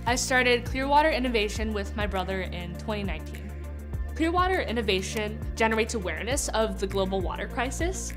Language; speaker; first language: English; native; English